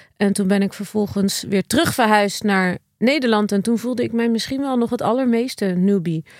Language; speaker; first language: Dutch; native; Dutch